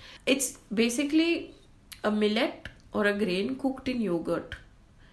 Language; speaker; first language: English; non-native, local second language; Gujarati